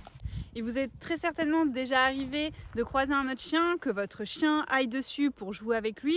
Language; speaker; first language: French; native; French